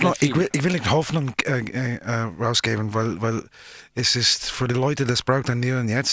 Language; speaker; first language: German; non-native, learner; English